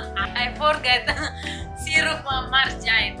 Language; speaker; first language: English; non-native, learner; Indonesian